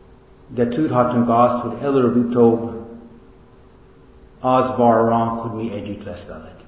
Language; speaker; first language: Hungarian; non-native, fluent; English